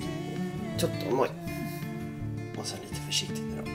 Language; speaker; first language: Swedish; non-native, fluent; Japanese